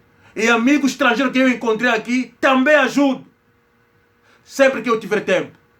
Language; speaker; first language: Portuguese; non-native, local second language; Kongo